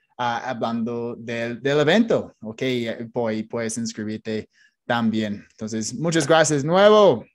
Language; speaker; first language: Spanish; non-native, fluent; English